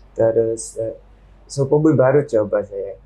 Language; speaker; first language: Indonesian; non-native, learner; Urdu